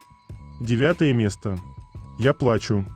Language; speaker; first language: Russian; native; Russian